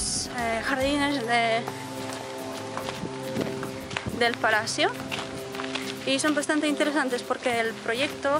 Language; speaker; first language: Spanish; non-native, fluent; Polish